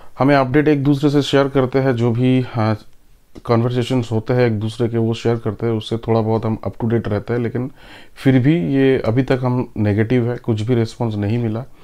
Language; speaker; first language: Hindi; native; Hindi